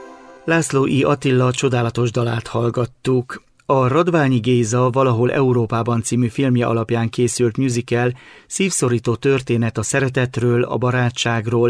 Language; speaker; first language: Hungarian; native; Hungarian